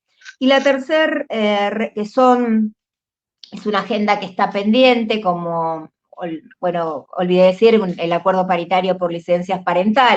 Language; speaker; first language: Spanish; native; Spanish